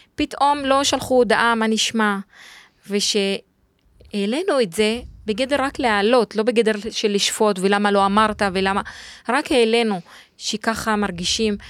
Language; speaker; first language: Hebrew; non-native, local second language; Arabic